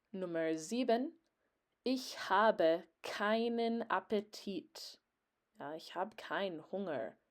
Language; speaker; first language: German; non-native, fluent; English